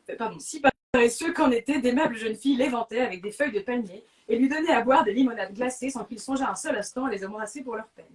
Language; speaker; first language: French; native; French